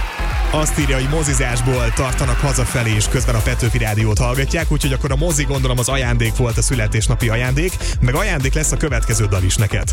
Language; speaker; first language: Hungarian; native; Hungarian